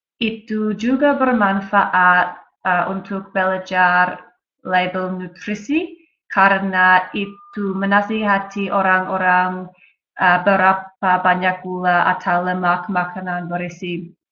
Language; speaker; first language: Indonesian; non-native, learner; English